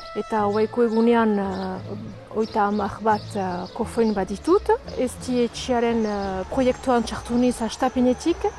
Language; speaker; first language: Basque; native; Basque